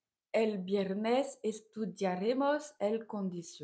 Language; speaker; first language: Spanish; non-native, learner; French